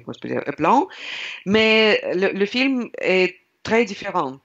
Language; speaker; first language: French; non-native, learner; Russian